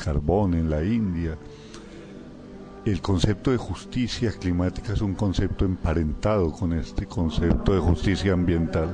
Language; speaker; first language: Spanish; native; Spanish